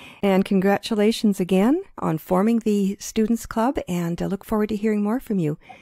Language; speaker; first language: English; native; English